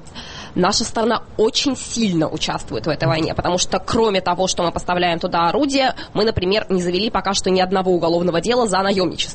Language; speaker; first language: Russian; native; Russian